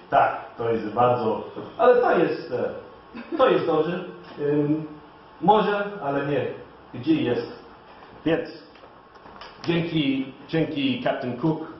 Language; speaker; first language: Polish; non-native, learner; English